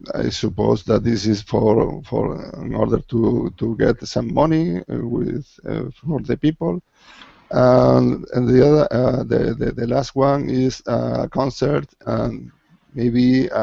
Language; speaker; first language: English; non-native, learner; Spanish